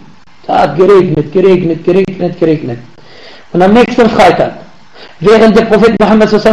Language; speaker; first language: German; non-native, learner; Arabic